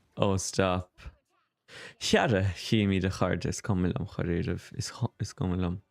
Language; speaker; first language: Irish; native; Irish